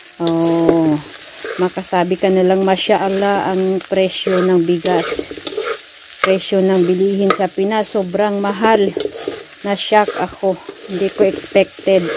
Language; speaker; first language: Filipino; non-native, local second language; Cebuano